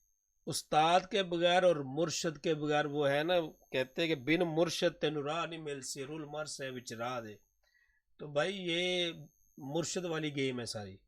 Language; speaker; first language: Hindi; non-native, local second language; Punjabi